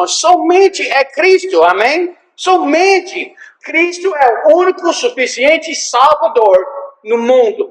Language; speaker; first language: Portuguese; non-native, fluent; English